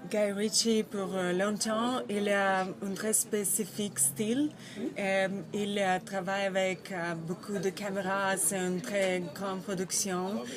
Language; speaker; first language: French; non-native, learner; Russian